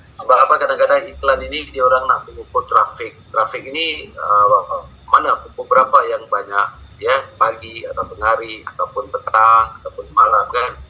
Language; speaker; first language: Malay; native; Malay